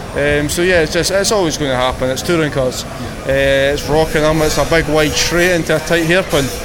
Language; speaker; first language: English; native; English